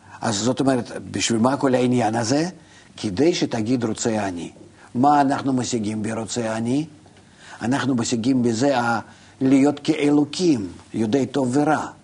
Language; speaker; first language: Hebrew; non-native, fluent; Russian